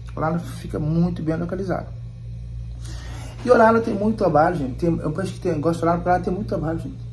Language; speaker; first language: Portuguese; non-native, local second language; Kabuverdianu